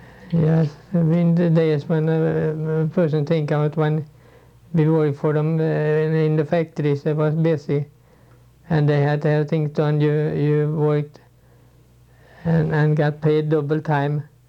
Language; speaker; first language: English; non-native, fluent; Swedish